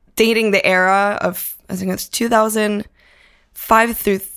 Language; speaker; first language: English; early bilingual, other home language; Spanish